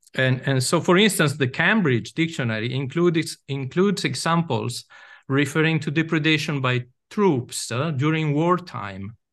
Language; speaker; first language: English; non-native, fluent; Italian